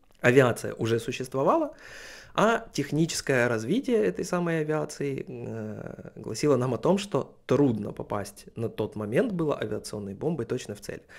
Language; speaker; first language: Russian; native; Russian